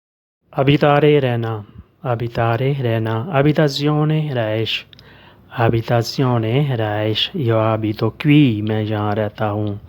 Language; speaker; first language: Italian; non-native, fluent; Urdu